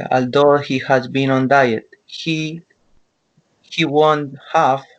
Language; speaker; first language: English; non-native, learner; Spanish